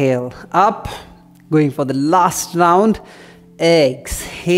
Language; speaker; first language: English; non-native, local second language; Hindi